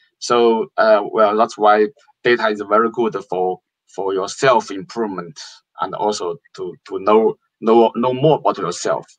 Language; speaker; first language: English; non-native, fluent; Chinese